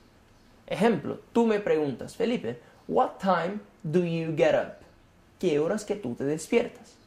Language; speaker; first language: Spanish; non-native, fluent; Portuguese